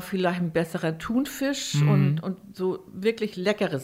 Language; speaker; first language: German; native; German